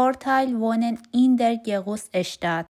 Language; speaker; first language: German; non-native, fluent; Persian